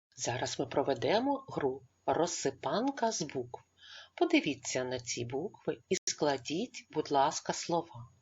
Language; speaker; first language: Ukrainian; native; Ukrainian